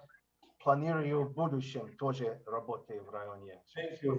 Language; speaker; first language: Russian; non-native, learner; English